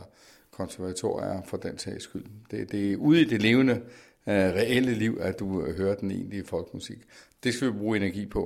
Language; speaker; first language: Danish; native; Danish